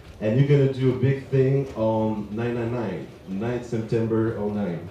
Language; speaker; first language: English; non-native, fluent; French